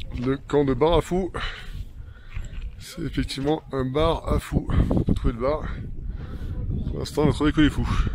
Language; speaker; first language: French; native; French